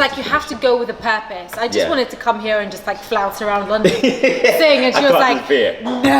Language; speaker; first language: English; non-native, local second language; Maltese